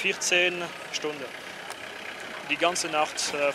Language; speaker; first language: German; non-native, local second language; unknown